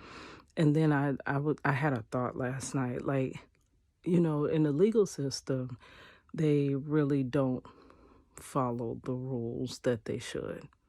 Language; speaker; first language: English; native; English